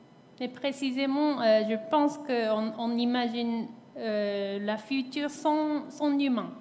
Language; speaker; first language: French; non-native, fluent; Japanese